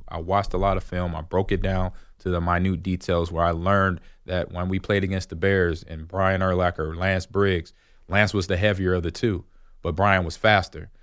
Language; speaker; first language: English; native; English